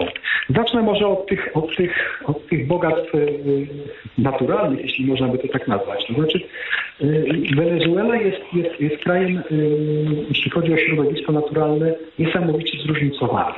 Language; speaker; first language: Polish; native; Polish